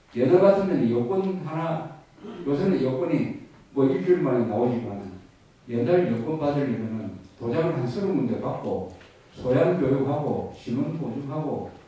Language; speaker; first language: Korean; native; Korean